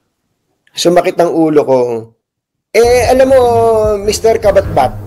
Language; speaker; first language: Filipino; native; Filipino